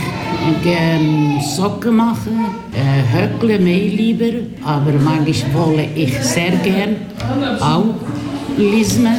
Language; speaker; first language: German; non-native, learner; Kurdish